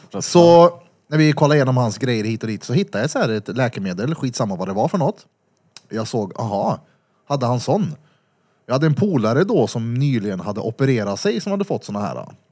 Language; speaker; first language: Swedish; native; Swedish